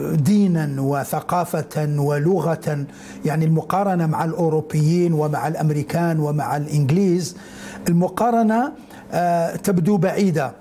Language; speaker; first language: Arabic; native; Arabic